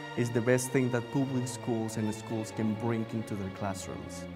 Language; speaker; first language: English; non-native, fluent; Spanish